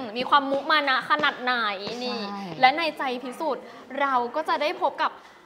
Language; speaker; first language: Thai; native; Thai